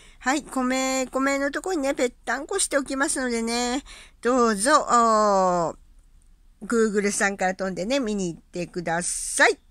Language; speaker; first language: Japanese; native; Japanese